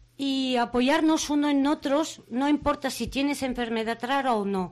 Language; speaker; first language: Spanish; non-native, fluent; Bulgarian